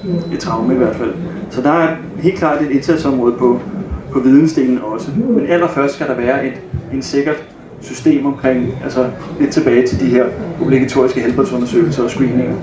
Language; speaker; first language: Danish; native; Danish